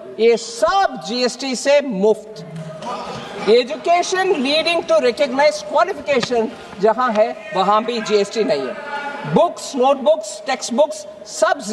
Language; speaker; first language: Hindi; non-native, local second language; Tamil